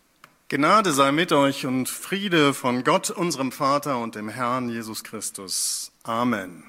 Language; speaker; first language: German; native; German